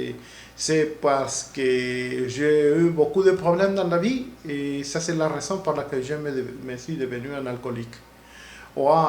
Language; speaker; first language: French; non-native, learner; Spanish